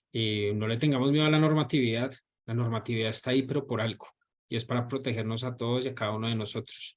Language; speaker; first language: Spanish; native; Spanish